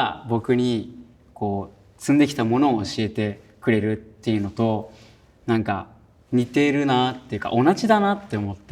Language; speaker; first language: Japanese; early bilingual, other home language; Filipino